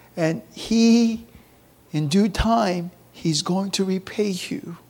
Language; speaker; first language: English; early bilingual, other home language; Korean